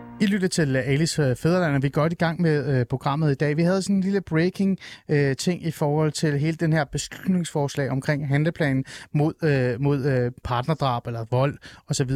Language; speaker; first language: Danish; early bilingual, other home language; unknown